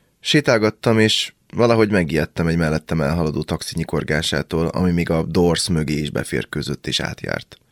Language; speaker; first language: Hungarian; native; Hungarian